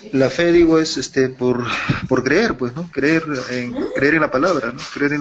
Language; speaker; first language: Spanish; native; Spanish